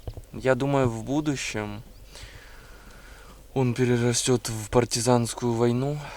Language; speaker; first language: Russian; native; Russian